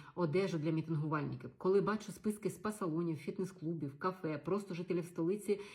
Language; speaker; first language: Ukrainian; native; Ukrainian